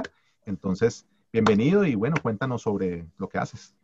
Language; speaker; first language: Spanish; native; Spanish